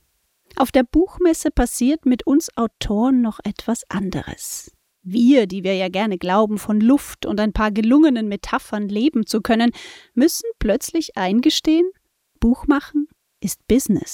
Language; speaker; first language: German; native; German